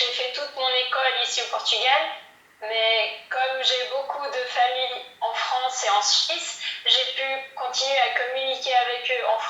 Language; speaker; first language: French; early bilingual, heritage; Portuguese